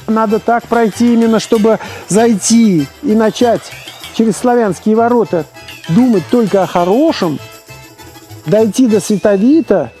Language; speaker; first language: Russian; native; Russian